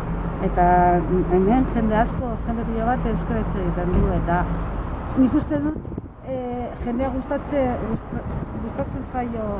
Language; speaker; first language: Basque; non-native, local second language; Spanish